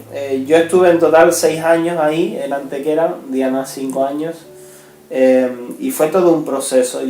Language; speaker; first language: Spanish; native; Spanish